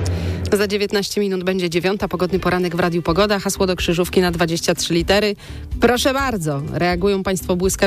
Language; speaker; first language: Polish; native; Polish